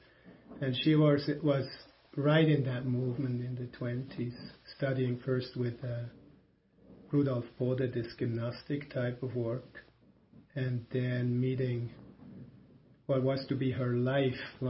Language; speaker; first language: English; non-native, fluent; German